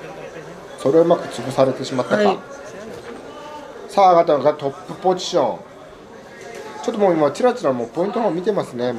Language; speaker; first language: Japanese; native; Japanese